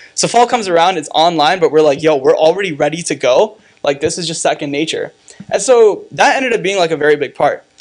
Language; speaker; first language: English; native; English